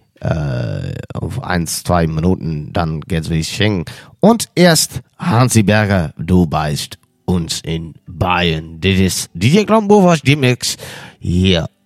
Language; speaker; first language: German; non-native, learner; Dutch